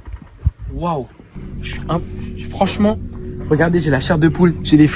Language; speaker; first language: French; native; French